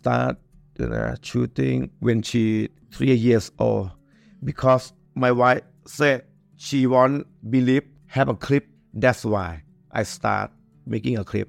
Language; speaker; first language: English; non-native, learner; Thai